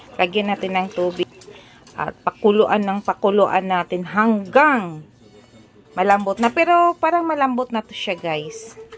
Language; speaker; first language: Filipino; non-native, local second language; Cebuano